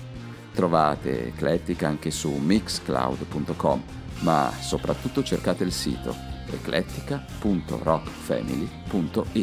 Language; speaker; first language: Italian; native; Italian